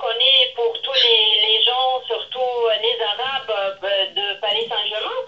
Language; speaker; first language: French; non-native, local second language; Arabic